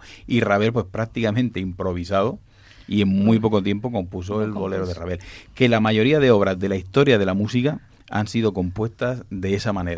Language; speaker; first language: Spanish; native; Spanish